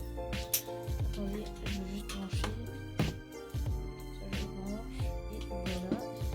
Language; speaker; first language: French; native; French